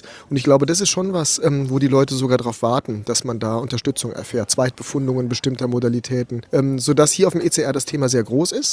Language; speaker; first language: German; native; German